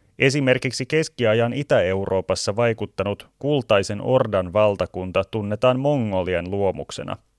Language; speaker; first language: Finnish; native; Finnish